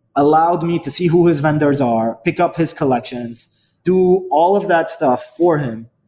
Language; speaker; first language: English; non-native, fluent; Arabic